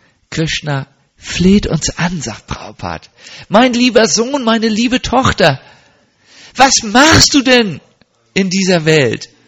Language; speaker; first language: German; native; German